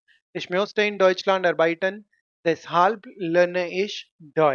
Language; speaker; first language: German; non-native, fluent; Hindi